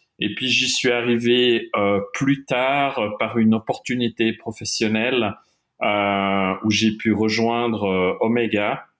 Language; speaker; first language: French; non-native, local second language; German